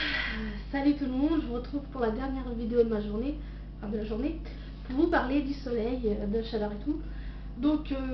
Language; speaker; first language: French; native; French